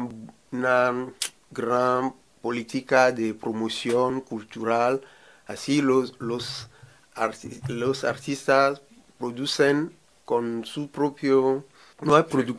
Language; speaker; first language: Spanish; non-native, learner; Ewe